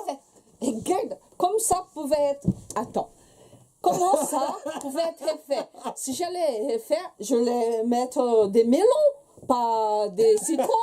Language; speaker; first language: French; non-native, fluent; Portuguese